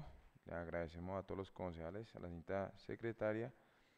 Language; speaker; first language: Spanish; native; Spanish